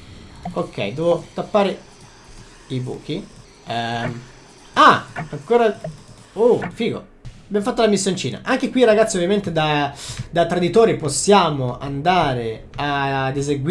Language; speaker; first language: Italian; native; Italian